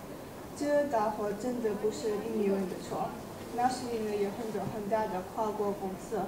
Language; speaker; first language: Chinese; non-native, learner; Indonesian